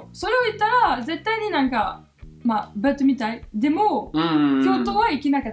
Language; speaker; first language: Japanese; non-native, fluent; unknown